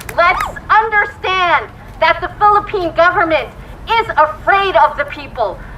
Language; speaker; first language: English; non-native, local second language; Filipino